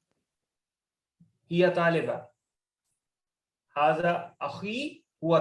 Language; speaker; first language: Arabic; non-native, learner; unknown